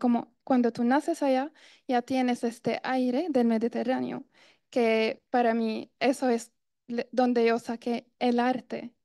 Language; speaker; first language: Spanish; non-native, fluent; Arabic